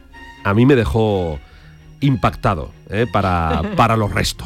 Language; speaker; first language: Spanish; native; Spanish